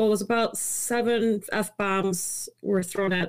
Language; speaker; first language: English; early bilingual, other home language; Italian